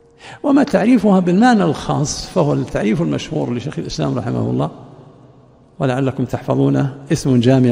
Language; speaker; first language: Arabic; native; Arabic